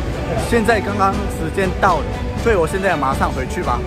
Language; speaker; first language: Chinese; non-native, fluent; Japanese